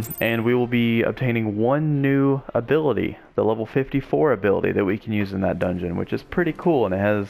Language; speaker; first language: English; native; English